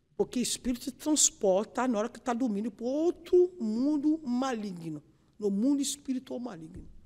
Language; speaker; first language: Portuguese; non-native, learner; Yoruba